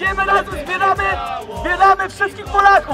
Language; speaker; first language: Polish; native; Polish